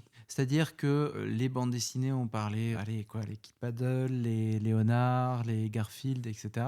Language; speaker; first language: French; native; French